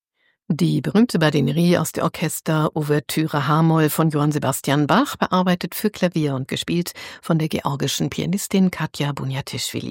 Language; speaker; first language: German; native; German